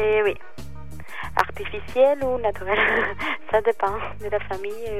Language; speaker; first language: French; non-native, fluent; Spanish